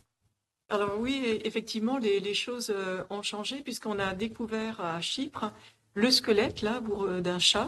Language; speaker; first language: French; native; French